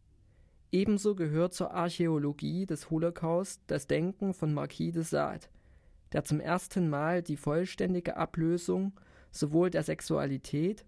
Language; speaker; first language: German; native; German